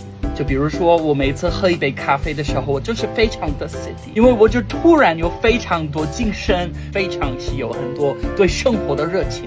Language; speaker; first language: Chinese; non-native, fluent; English